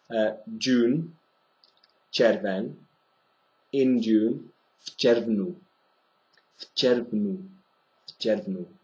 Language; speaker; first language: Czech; non-native, fluent; English